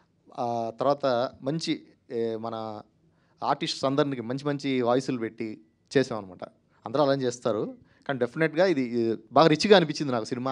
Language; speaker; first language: Telugu; native; Telugu